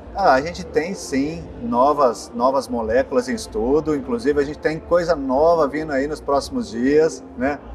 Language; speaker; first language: Portuguese; native; Portuguese